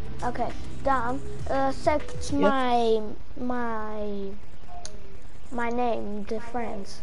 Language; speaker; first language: English; non-native, learner; Portuguese